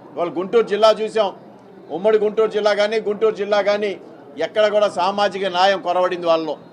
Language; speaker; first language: Telugu; native; Telugu